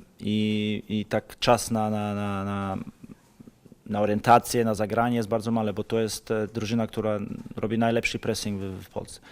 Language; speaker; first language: Polish; non-native, fluent; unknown